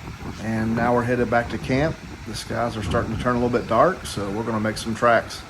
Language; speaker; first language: English; native; English